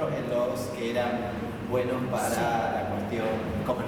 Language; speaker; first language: Spanish; native; Spanish